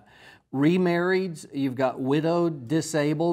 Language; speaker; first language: English; native; English